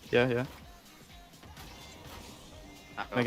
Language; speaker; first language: Welsh; non-native, local second language; English